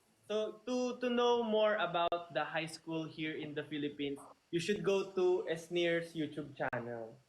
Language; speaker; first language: English; non-native, local second language; Filipino